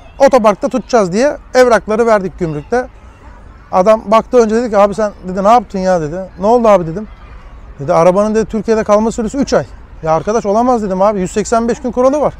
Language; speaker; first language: Turkish; early bilingual, heritage; Turkish